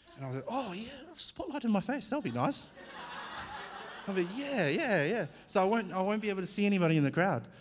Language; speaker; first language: English; early bilingual, other home language; Fijian